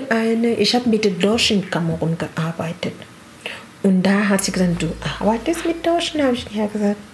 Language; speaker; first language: German; non-native, learner; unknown